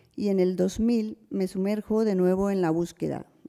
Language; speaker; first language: Spanish; native; Spanish